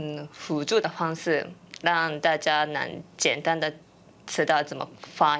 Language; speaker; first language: Chinese; non-native, fluent; Japanese